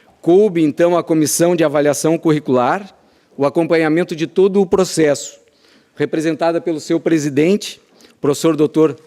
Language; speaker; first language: Portuguese; native; Portuguese